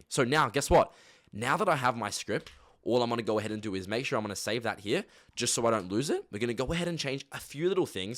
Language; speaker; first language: English; native; English